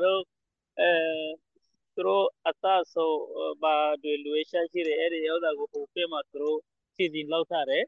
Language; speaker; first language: Burmese; non-native, local second language; Rohingya